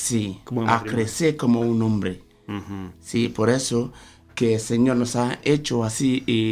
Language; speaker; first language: Spanish; non-native, fluent; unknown